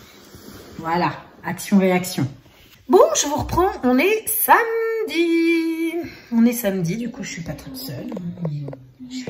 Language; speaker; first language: French; native; French